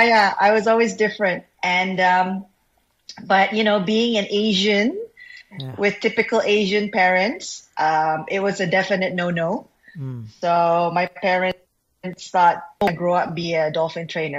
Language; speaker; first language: English; non-native, local second language; Malay